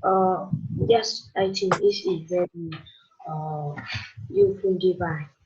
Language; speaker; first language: English; non-native, learner; Vietnamese